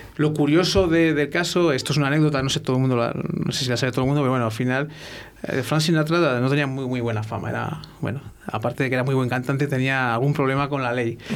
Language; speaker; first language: Spanish; native; Spanish